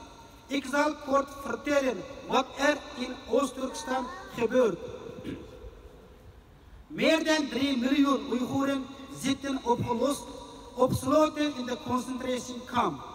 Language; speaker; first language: Dutch; non-native, fluent; Uyghur